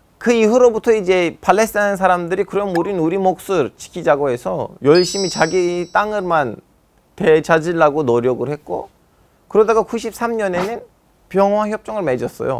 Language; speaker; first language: Korean; non-native, fluent; Turkish